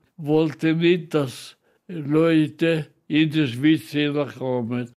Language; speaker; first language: German; non-native, local second language; Italian